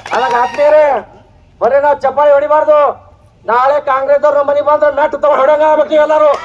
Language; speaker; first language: Kannada; non-native, local second language; Lambadi